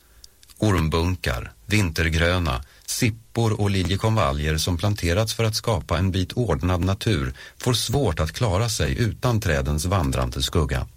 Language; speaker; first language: Swedish; native; Swedish